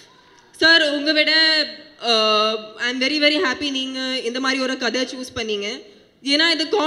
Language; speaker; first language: Tamil; non-native, fluent; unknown